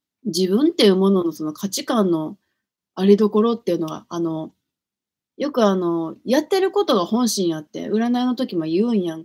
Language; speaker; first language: Japanese; native; Japanese